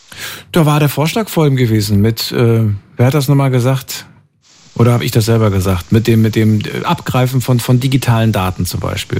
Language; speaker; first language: German; native; German